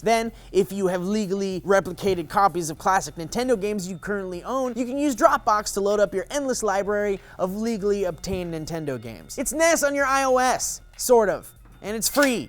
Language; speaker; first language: English; native; English